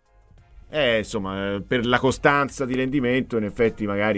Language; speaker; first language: Italian; native; Italian